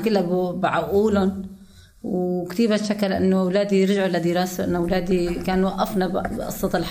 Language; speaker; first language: German; non-native, learner; Arabic